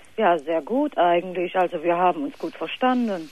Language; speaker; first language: German; non-native, fluent; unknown